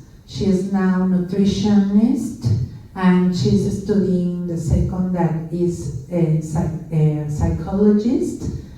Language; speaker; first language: English; non-native, learner; Spanish